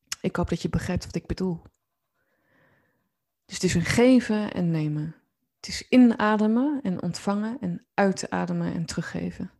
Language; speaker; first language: Dutch; native; Dutch